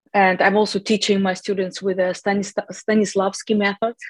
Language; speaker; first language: English; non-native, fluent; Russian